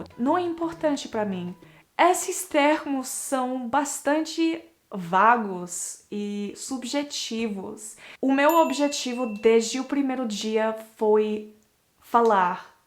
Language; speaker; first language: Portuguese; non-native, fluent; English